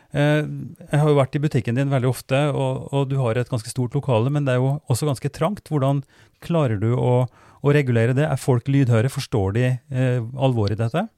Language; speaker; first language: Norwegian; native; Norwegian